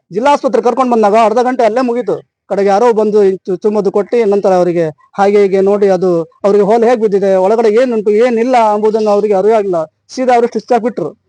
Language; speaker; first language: Kannada; non-native, local second language; Konkani